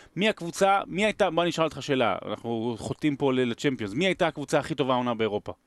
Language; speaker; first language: Hebrew; native; Hebrew